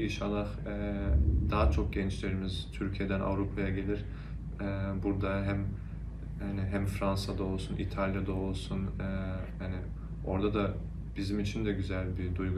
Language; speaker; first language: Turkish; early bilingual, heritage; Turkish